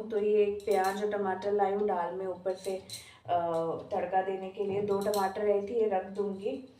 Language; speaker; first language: Hindi; non-native, local second language; Bangla